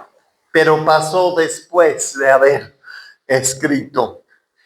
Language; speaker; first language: Spanish; non-native, fluent; English